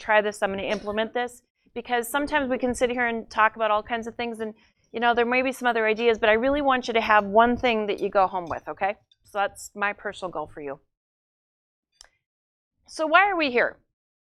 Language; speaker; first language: English; native; English